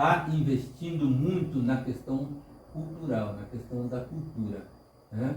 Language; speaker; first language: Portuguese; native; Portuguese